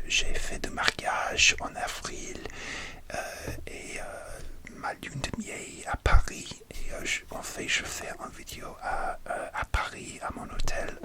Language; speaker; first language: French; non-native, learner; English